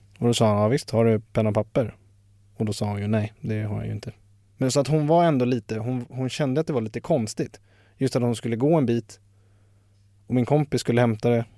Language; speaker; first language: Swedish; native; Swedish